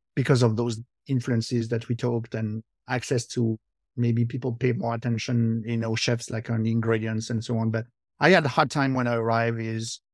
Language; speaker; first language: English; non-native, fluent; French